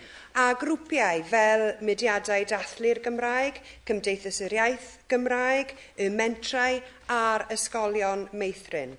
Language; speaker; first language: Welsh; non-native, local second language; English